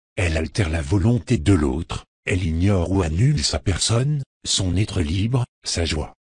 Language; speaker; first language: French; native; French